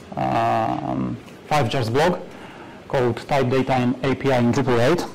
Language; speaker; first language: English; non-native, fluent; Polish